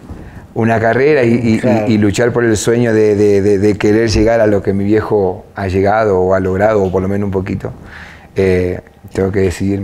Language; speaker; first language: Spanish; native; Spanish